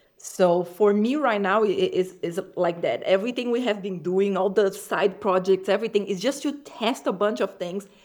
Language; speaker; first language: English; non-native, fluent; Portuguese